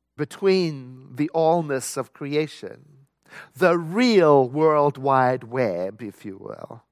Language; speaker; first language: English; native; English